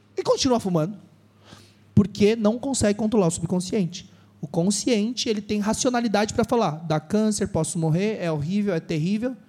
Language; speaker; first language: Portuguese; native; Portuguese